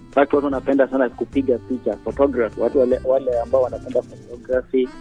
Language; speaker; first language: Swahili; non-native, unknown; Chinese